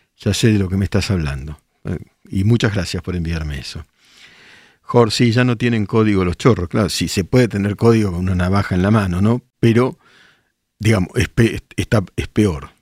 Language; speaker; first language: Spanish; native; Spanish